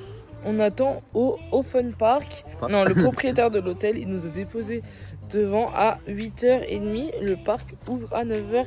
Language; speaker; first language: French; native; French